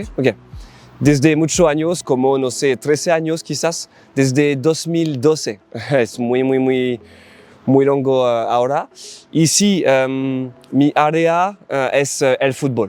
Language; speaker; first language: Spanish; non-native, learner; French